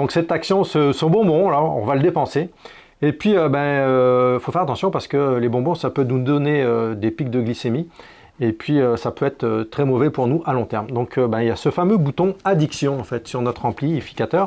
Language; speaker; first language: French; native; French